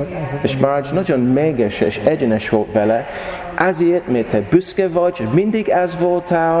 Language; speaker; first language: Hungarian; non-native, learner; English